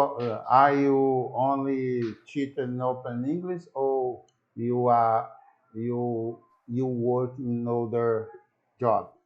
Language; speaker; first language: English; non-native, learner; Portuguese